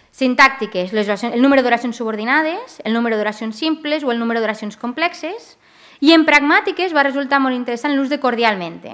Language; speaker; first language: Catalan; native; Catalan